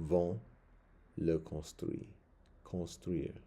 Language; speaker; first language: French; non-native, learner; English